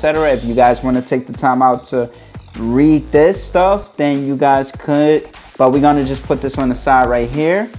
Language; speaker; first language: English; native; English